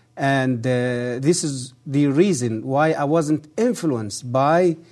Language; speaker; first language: English; early bilingual, other home language; Arabic